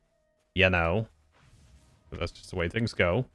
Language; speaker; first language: English; native; English